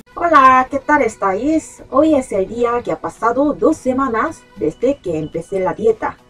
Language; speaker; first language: Spanish; non-native, fluent; Korean